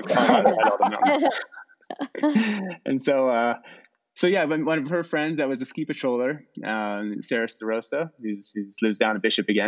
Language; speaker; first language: English; native; English